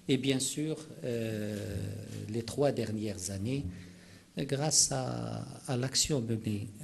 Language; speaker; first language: French; non-native, local second language; Arabic